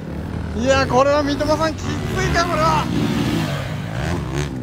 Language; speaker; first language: Japanese; native; Japanese